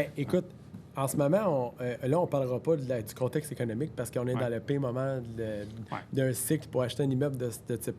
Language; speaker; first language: French; native; French